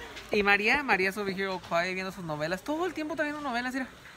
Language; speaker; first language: Spanish; early bilingual, heritage; Spanish